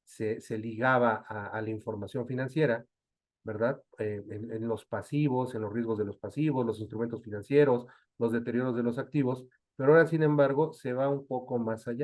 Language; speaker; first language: Spanish; native; Spanish